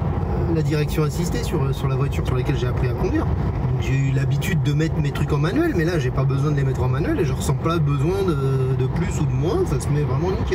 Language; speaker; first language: French; native; French